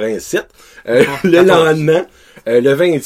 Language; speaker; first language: French; native; French